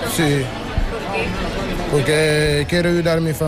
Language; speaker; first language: Spanish; non-native, learner; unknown